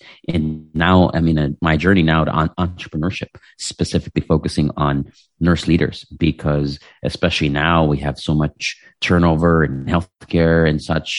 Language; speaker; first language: English; non-native, local second language; Filipino